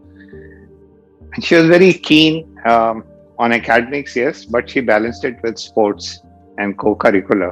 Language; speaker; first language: English; non-native, local second language; Hindi